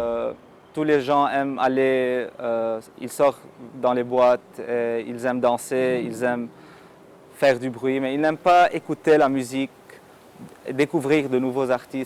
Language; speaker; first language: French; non-native, local second language; Arabic